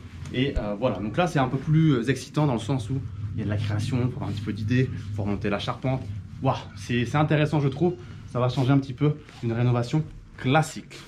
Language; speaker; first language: French; native; French